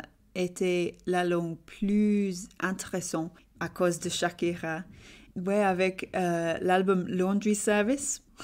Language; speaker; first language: French; non-native, learner; English